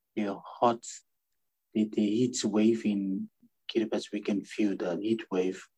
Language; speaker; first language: English; non-native, fluent; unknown